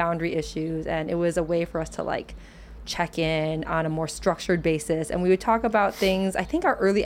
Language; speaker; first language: English; native; English